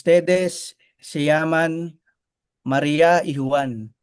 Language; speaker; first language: Spanish; non-native, learner; Filipino